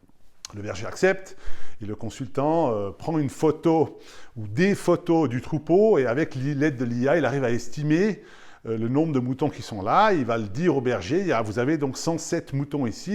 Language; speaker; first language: French; native; French